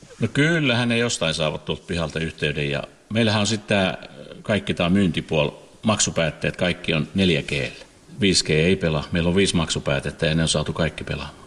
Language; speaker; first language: Finnish; native; Finnish